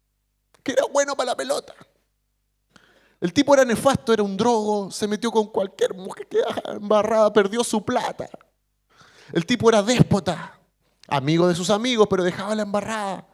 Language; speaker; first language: Spanish; native; Spanish